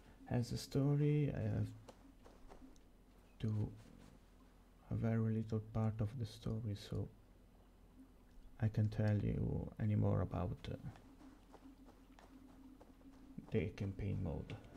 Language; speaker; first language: English; non-native, learner; Italian